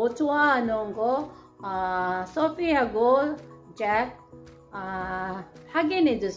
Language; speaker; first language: Korean; non-native, learner; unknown